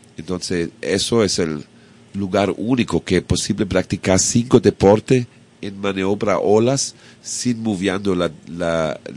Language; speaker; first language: Spanish; non-native, learner; German